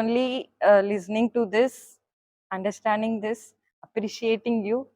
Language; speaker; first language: English; non-native, local second language; Telugu